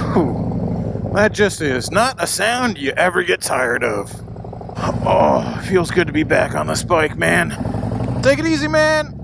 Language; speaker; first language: English; native; English